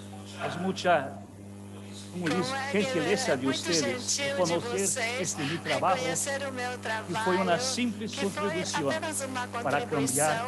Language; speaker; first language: Portuguese; early bilingual, other home language; German